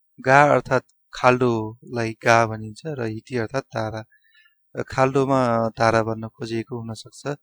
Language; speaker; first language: Nepali; non-native, local second language; Newari